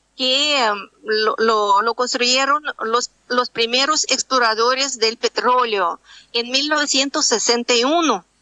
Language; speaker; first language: Spanish; non-native, fluent; Russian